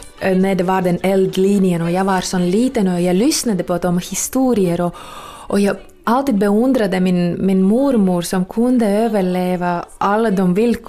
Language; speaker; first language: Swedish; non-native, fluent; Latvian